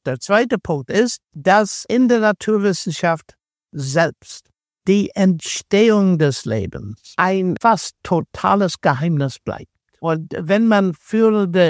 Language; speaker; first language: German; non-native, fluent; English